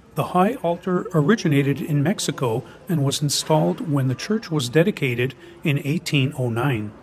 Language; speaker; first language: English; native; English